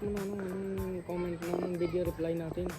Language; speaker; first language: Filipino; non-native, learner; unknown